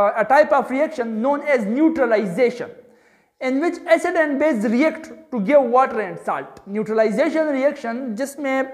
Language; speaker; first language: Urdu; non-native, local second language; Pashto